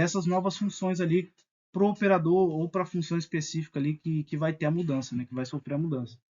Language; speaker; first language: Portuguese; native; Portuguese